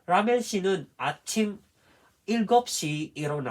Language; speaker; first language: Korean; non-native, fluent; Filipino